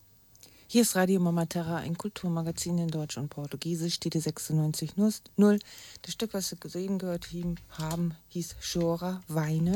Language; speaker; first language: German; native; German